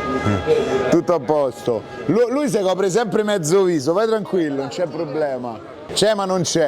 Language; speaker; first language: Italian; native; Italian